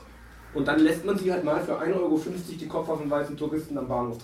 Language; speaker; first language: German; native; German